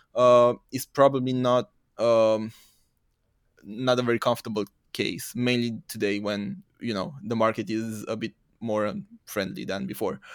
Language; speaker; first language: English; non-native, fluent; Romanian